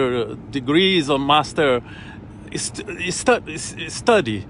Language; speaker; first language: English; non-native, learner; Portuguese